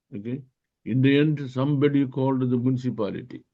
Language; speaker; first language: English; non-native, local second language; Malayalam